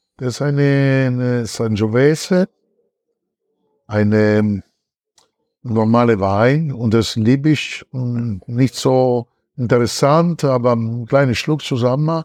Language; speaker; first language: German; non-native, learner; Italian